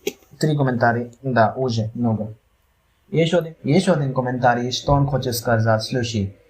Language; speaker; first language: Russian; non-native, learner; Hindi